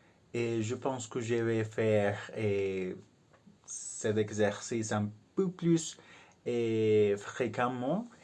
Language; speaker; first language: French; non-native, learner; Spanish